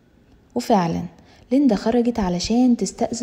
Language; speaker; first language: Arabic; native; Arabic